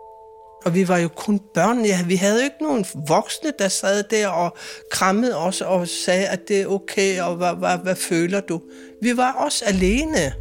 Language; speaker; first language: Swedish; non-native, fluent; Kalaallisut